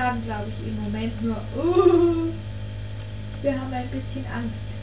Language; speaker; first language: German; native; German